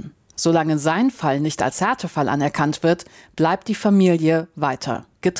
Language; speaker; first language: German; native; German